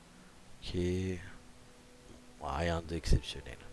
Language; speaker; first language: French; native; French